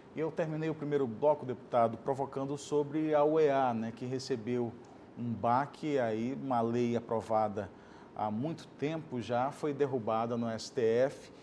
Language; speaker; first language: Portuguese; native; Portuguese